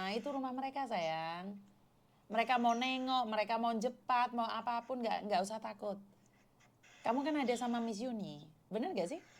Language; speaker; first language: Indonesian; non-native, local second language; Javanese